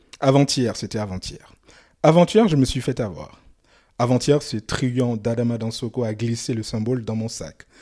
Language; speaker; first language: French; non-native, local second language; Soninke